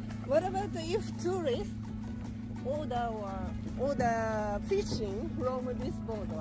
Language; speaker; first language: English; non-native, learner; Japanese